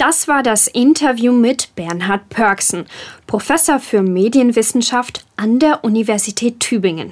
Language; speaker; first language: German; native; German